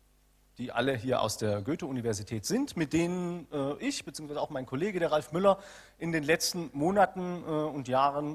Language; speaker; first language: German; native; German